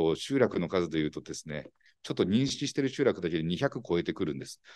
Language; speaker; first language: Japanese; native; Japanese